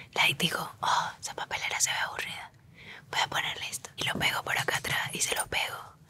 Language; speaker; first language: Spanish; native; Spanish